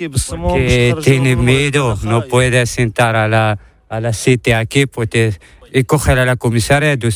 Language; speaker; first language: Spanish; non-native, learner; Arabic